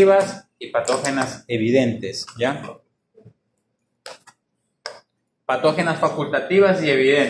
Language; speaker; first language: Spanish; native; Spanish